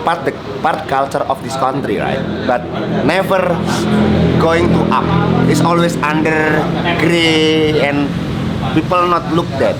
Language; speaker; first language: English; non-native, learner; Indonesian